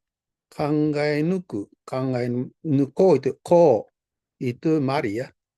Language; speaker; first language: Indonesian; non-native, fluent; Japanese